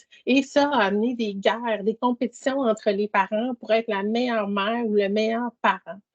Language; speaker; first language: French; native; French